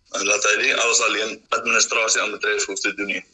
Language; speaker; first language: Afrikaans; native; Afrikaans